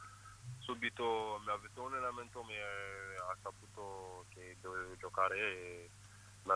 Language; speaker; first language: Italian; non-native, fluent; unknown